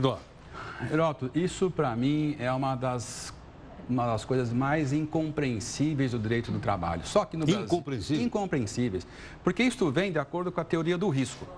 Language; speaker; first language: Portuguese; native; Portuguese